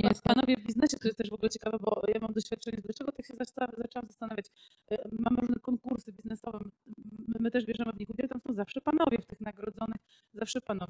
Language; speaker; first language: Polish; native; Polish